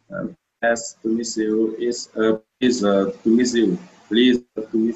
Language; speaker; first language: English; non-native, learner; Vietnamese